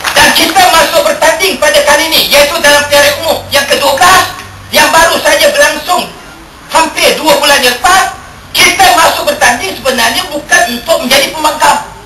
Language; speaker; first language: Malay; non-native, local second language; Chinese